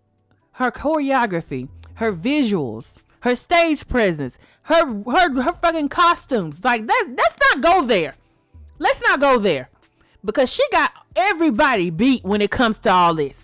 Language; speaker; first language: English; native; English